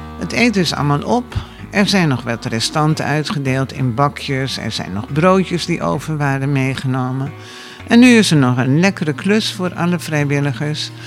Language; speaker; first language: Dutch; native; Dutch